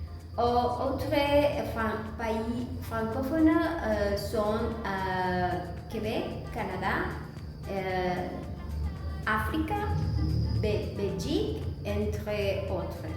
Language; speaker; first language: French; non-native, learner; Spanish